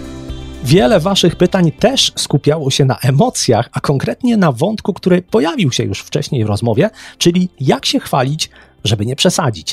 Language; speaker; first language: Polish; native; Polish